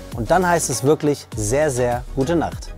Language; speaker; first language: German; native; German